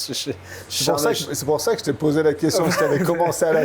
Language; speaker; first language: French; native; French